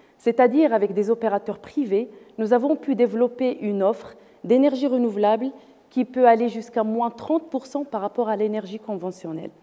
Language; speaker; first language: French; non-native, local second language; Arabic